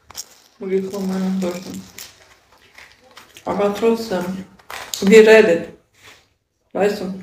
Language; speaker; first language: German; non-native, learner; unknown